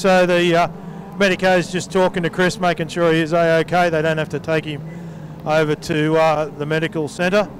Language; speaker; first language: English; native; English